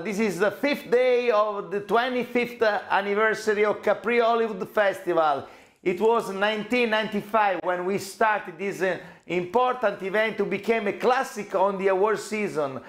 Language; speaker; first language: English; non-native, fluent; Italian